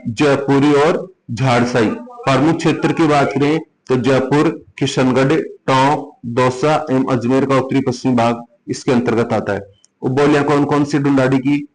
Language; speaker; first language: Hindi; native; Hindi